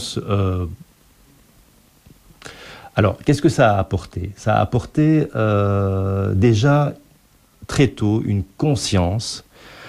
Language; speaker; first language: French; non-native, local second language; Arabic